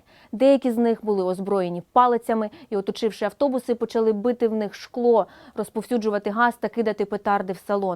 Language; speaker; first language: Ukrainian; native; Ukrainian